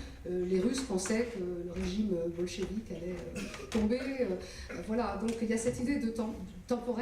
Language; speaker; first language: French; native; French